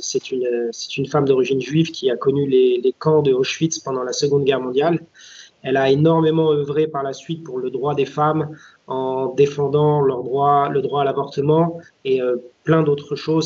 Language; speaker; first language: French; native; French